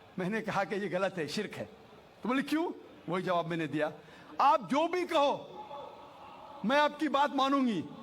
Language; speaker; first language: Hindi; non-native, local second language; Konkani